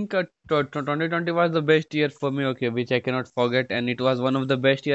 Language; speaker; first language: English; non-native, local second language; Hindi